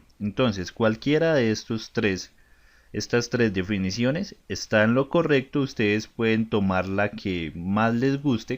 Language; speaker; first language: Spanish; native; Spanish